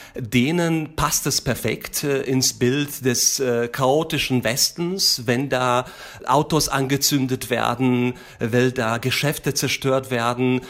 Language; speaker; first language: German; non-native, fluent; Slovak